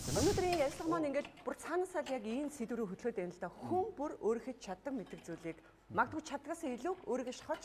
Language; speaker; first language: Mongolian; native; Mongolian